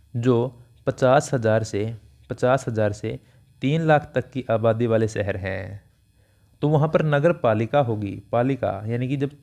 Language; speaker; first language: Hindi; native; Hindi